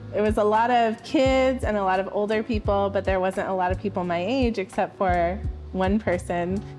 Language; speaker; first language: English; native; English